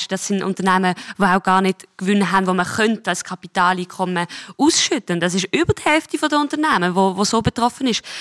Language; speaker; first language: German; native; German